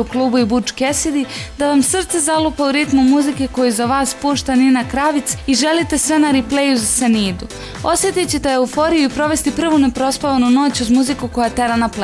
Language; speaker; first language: Serbian; native; Serbian